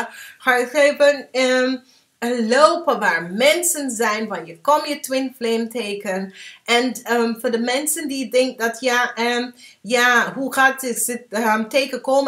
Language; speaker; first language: Dutch; early bilingual, heritage; English